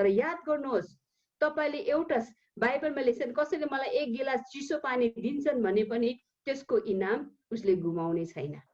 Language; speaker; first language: Nepali; early bilingual, heritage; Nepali